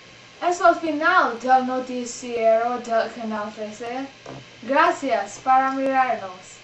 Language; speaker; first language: Spanish; non-native, learner; English